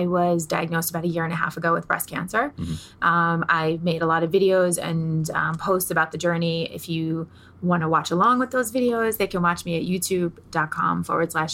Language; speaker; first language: English; native; English